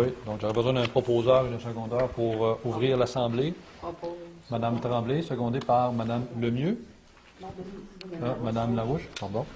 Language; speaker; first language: French; native; French